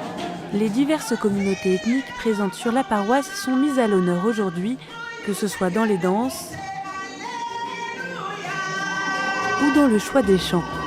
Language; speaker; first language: French; native; French